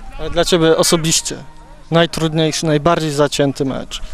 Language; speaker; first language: Polish; native; Polish